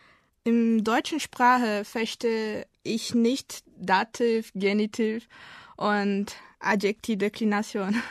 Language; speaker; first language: German; non-native, learner; Portuguese